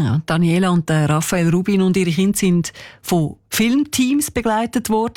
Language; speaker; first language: German; native; German